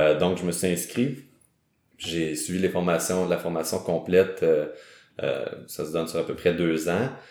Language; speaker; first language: French; native; French